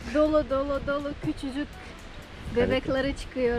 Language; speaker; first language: Turkish; non-native, learner; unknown